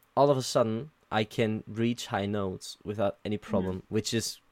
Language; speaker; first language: English; non-native, fluent; German